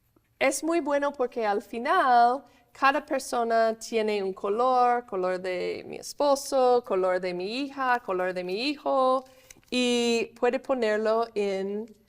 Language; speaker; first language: Spanish; non-native, fluent; English